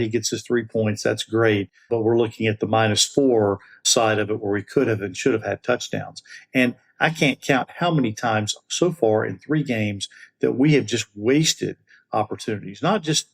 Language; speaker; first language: English; native; English